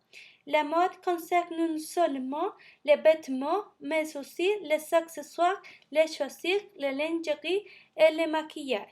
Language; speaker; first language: French; non-native, learner; Spanish